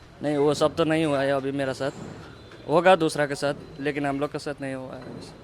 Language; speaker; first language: Hindi; non-native, local second language; Nepali